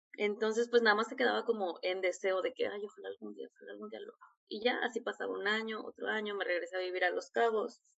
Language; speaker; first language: Spanish; native; Spanish